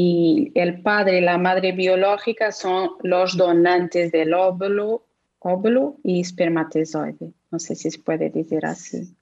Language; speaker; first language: Spanish; non-native, fluent; Portuguese